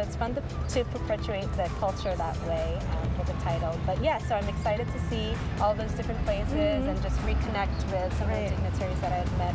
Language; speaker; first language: English; early bilingual, other home language; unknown